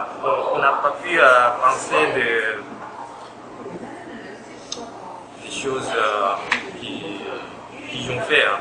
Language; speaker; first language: French; non-native, fluent; Korean